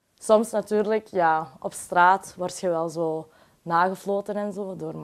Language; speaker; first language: Dutch; early bilingual, other home language; Cantonese